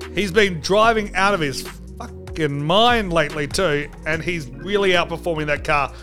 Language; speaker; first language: English; native; English